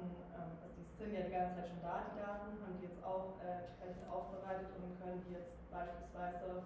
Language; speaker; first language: German; native; German